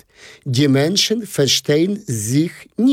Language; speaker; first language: German; non-native, learner; Ukrainian